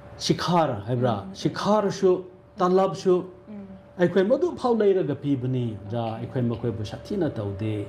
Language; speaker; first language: Manipuri; non-native, local second language; Thado Chin